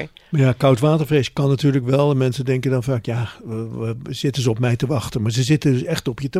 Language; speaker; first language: Dutch; native; Dutch